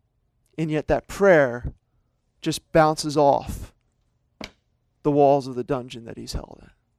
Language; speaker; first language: English; native; English